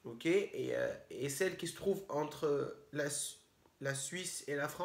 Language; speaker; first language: French; native; French